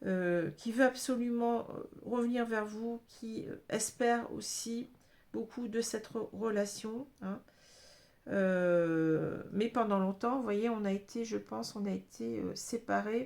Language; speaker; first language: French; native; French